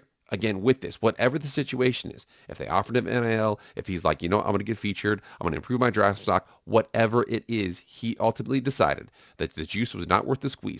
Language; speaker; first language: English; native; English